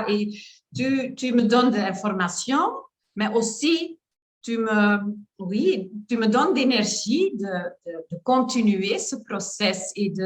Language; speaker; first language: French; non-native, learner; Dutch